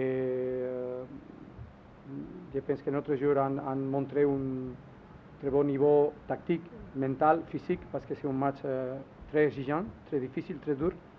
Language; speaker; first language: French; non-native, learner; Spanish